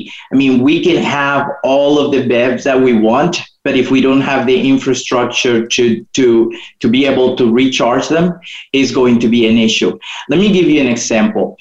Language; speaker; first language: English; non-native, fluent; Spanish